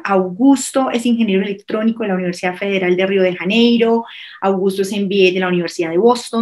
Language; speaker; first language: Spanish; native; Spanish